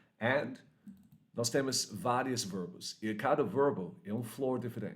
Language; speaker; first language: Portuguese; non-native, learner; English